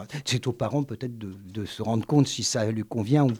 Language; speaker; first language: French; native; French